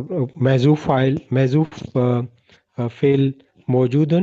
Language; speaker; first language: Arabic; non-native, learner; Urdu